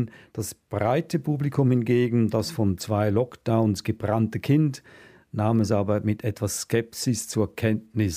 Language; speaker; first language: German; native; German